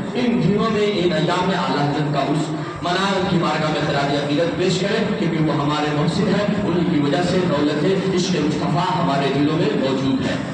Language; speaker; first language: Urdu; native; Urdu